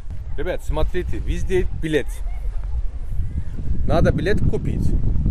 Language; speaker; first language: Russian; non-native, learner; Turkish